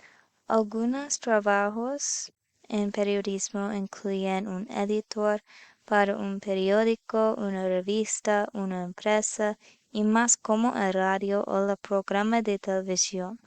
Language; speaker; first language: Spanish; non-native, learner; English